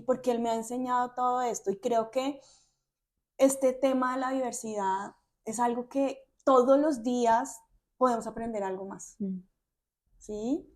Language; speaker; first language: Spanish; native; Spanish